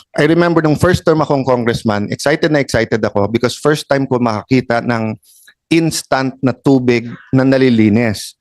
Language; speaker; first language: Filipino; native; Filipino